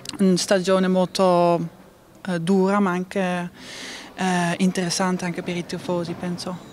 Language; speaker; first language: Italian; non-native, learner; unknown